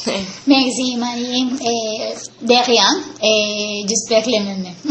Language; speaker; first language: French; non-native, learner; Spanish